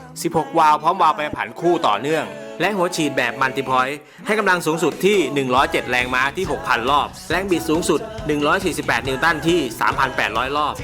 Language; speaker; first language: Thai; native; Thai